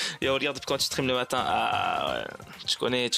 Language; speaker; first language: French; native; French